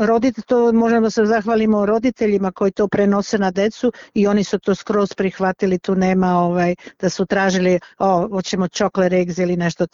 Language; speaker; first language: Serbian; early bilingual, other home language; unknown